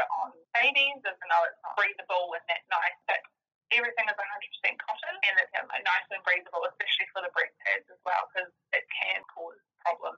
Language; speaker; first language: English; native; English